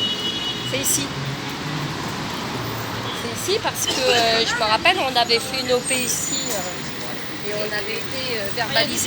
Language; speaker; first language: French; native; French